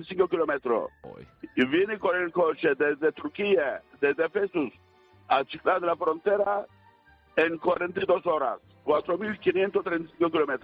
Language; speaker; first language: Spanish; non-native, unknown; Turkish